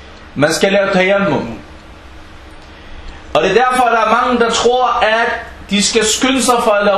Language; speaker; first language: Danish; early bilingual, other home language; Arabic